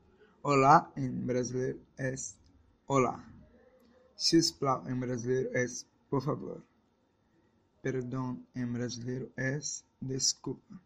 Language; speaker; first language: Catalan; early bilingual, other home language; Portuguese